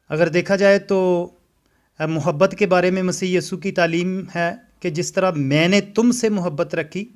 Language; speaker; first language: Urdu; non-native, local second language; Punjabi